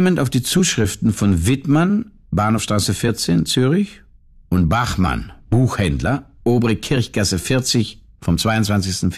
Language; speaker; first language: German; native; German